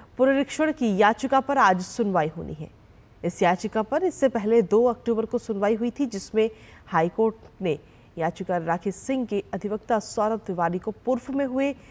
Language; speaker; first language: Hindi; native; Hindi